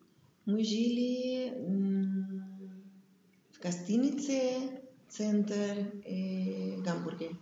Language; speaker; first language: Russian; non-native, learner; German